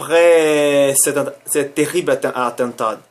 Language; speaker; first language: French; non-native, learner; Spanish